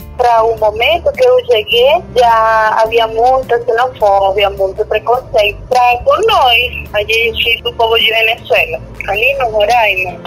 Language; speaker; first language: Portuguese; non-native, learner; Spanish